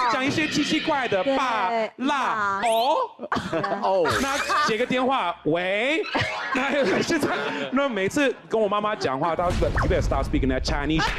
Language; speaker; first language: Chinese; non-native, fluent; English